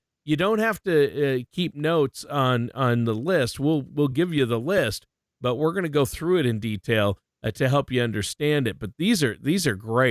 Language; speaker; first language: English; native; English